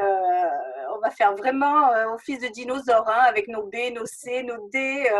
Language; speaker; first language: French; native; French